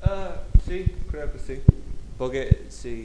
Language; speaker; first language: Spanish; non-native, learner; English